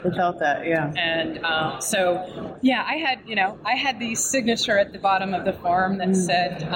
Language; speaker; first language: English; native; English